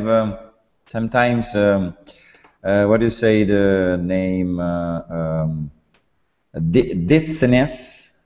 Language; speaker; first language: English; non-native, learner; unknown